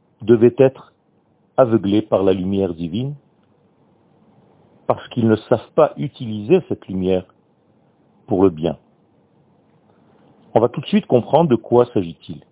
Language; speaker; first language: French; native; French